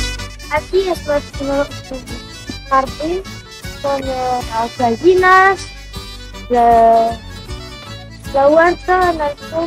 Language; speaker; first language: Spanish; non-native, learner; French